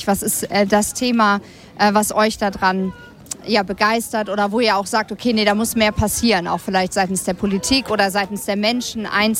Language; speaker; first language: German; native; German